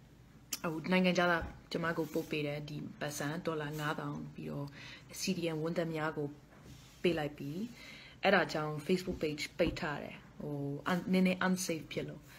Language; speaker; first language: Burmese; non-native, fluent; Dutch